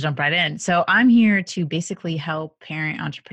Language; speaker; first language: English; native; English